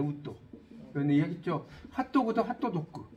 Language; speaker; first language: Korean; native; Korean